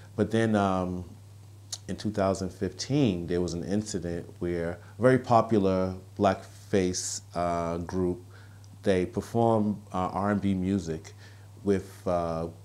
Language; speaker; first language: English; native; English